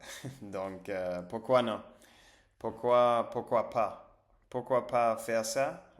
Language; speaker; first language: French; non-native, learner; English